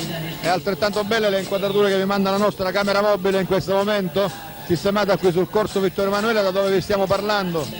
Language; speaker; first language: Italian; native; Italian